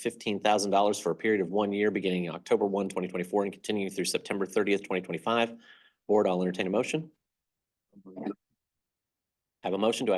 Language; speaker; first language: English; native; English